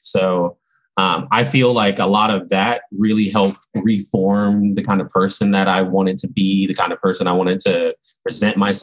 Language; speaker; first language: English; native; English